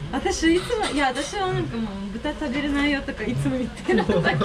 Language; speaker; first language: Japanese; non-native, fluent; Russian